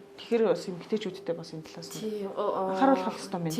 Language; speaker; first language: Mongolian; native; Mongolian